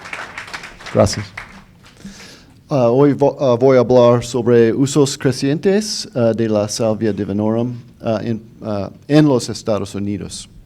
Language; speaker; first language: Spanish; non-native, fluent; English